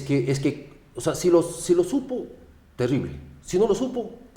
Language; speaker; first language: Spanish; native; Spanish